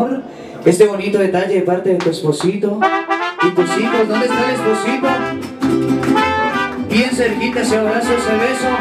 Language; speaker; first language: Spanish; native; Spanish